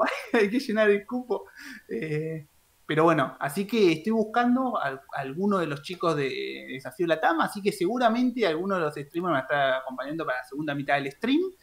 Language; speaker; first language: Spanish; native; Spanish